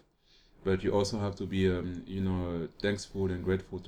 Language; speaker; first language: English; non-native, fluent; French